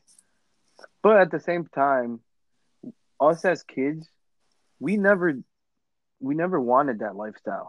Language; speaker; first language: English; native; English